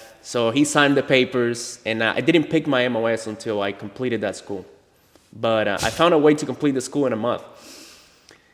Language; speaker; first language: English; non-native, fluent; Spanish